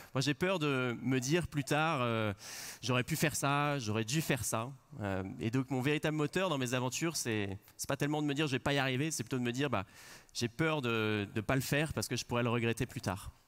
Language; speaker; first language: French; native; French